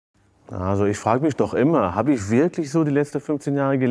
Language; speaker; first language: German; non-native, fluent; Hebrew